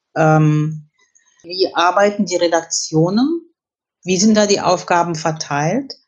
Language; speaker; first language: German; early bilingual, other home language; Russian